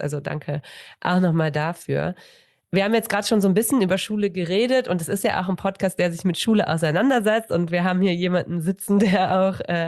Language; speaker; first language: German; native; German